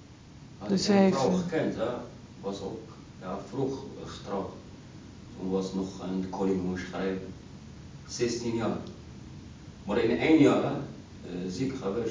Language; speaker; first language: Dutch; non-native, learner; Arabic